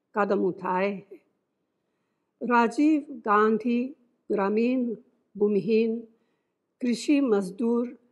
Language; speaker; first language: Hindi; non-native, fluent; Italian